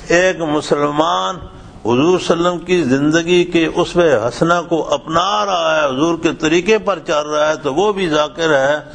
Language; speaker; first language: Urdu; non-native, local second language; Punjabi